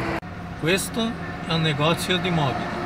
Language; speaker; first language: Italian; non-native, learner; Portuguese